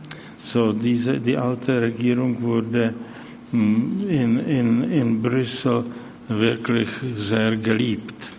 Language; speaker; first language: German; non-native, fluent; Czech